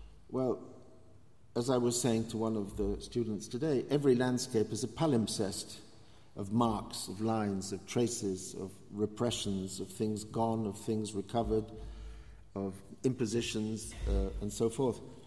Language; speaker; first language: English; native; English